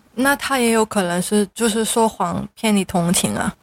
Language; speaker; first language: Chinese; non-native, local second language; Cantonese